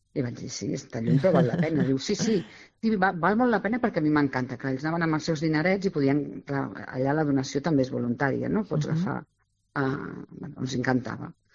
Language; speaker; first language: Catalan; native; Catalan